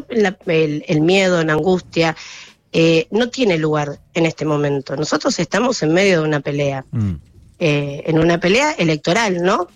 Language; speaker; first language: Spanish; native; Spanish